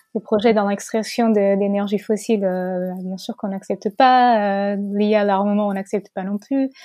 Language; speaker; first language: French; non-native, fluent; Portuguese